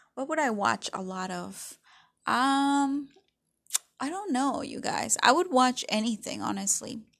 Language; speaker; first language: English; early bilingual, other home language; Spanish